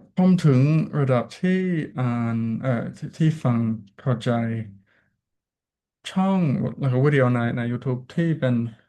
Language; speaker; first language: Thai; non-native, learner; English